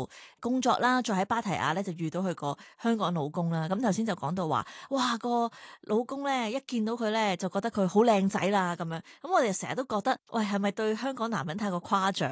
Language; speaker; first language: Cantonese; native; Cantonese